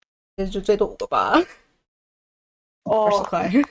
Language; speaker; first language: Chinese; early bilingual, heritage; Chinese